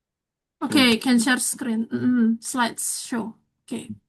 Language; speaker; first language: English; non-native, fluent; Indonesian